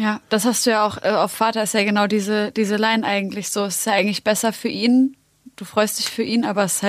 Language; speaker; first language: German; native; German